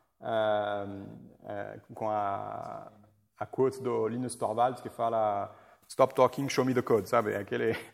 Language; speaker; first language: Portuguese; non-native, fluent; French